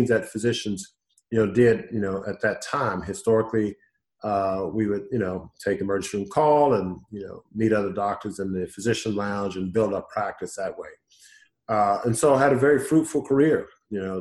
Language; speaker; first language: English; native; English